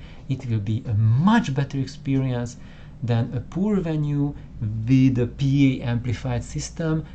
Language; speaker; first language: English; non-native, fluent; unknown